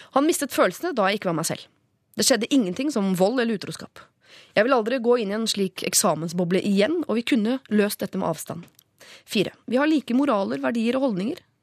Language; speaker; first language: Norwegian; native; Norwegian